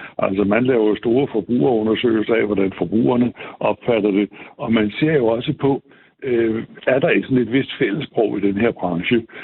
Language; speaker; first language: Danish; native; Danish